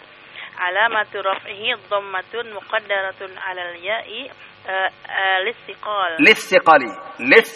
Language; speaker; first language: Arabic; non-native, learner; Indonesian